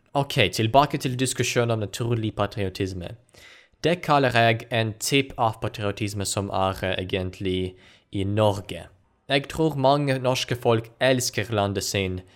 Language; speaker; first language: Norwegian; non-native, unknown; Ukrainian